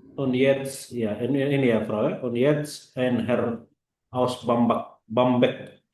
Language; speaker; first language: German; non-native, learner; Indonesian